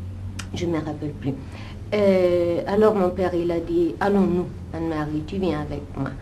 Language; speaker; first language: French; non-native, fluent; Italian